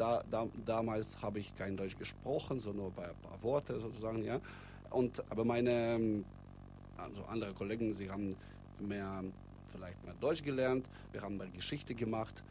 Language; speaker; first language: German; non-native, fluent; Russian